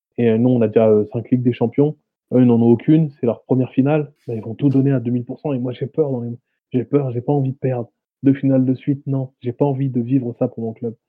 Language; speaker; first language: French; native; French